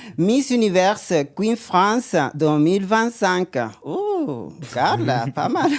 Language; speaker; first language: French; non-native, fluent; Spanish